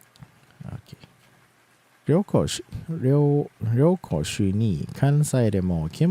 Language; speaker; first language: Japanese; non-native, learner; Thai